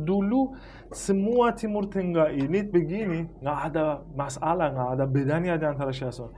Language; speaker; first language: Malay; non-native, fluent; Persian